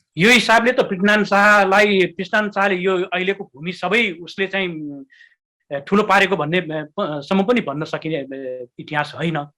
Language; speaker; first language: Nepali; non-native, local second language; Newari